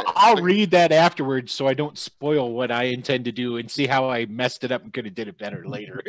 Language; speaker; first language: English; native; English